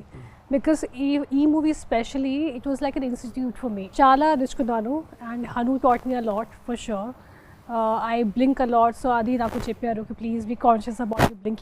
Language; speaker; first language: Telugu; non-native, fluent; Hindi